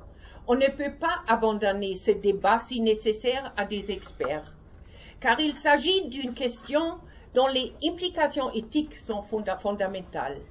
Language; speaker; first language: French; non-native, learner; German